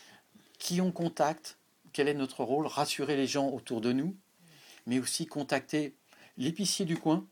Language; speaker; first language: French; native; French